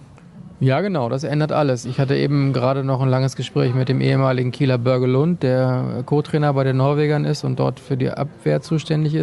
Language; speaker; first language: German; native; German